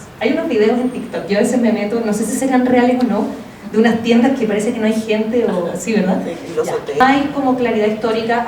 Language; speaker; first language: Spanish; native; Spanish